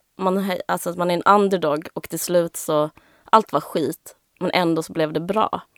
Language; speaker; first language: Swedish; native; Swedish